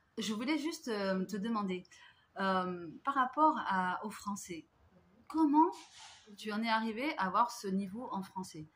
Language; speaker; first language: French; native; French